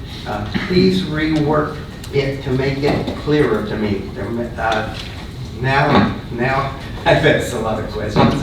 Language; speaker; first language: English; native; English